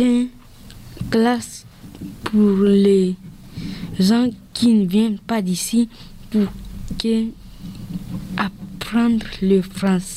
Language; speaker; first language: French; early bilingual, other home language; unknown